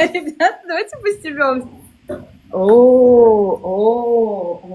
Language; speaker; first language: Russian; native; Russian